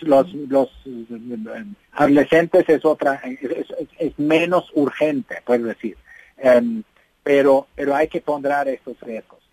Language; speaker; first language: Spanish; non-native, fluent; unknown